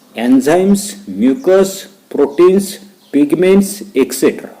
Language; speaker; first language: English; non-native, local second language; Marathi